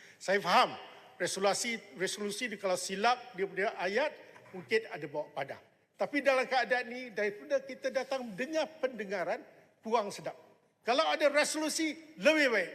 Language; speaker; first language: Malay; non-native, local second language; Chinese